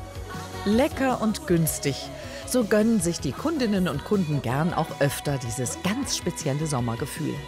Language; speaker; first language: German; native; German